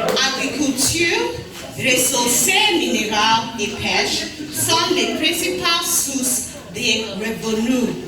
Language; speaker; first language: French; non-native, learner; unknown